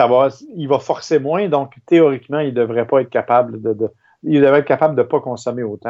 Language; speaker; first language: French; native; French